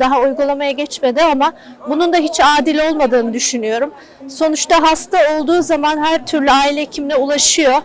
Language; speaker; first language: Turkish; non-native, local second language; Kurdish